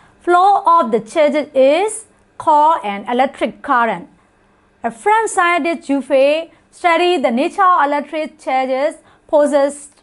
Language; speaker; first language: English; non-native, fluent; Burmese